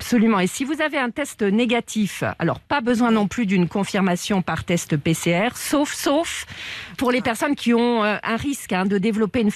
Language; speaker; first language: French; native; French